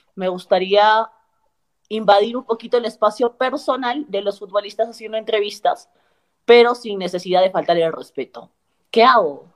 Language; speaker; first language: Spanish; native; Spanish